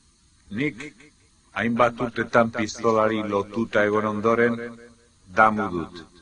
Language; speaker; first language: Basque; non-native, local second language; Spanish